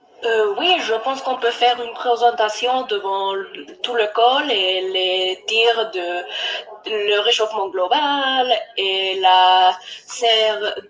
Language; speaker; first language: French; non-native, learner; English